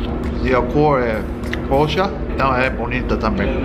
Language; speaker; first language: Portuguese; non-native, learner; Korean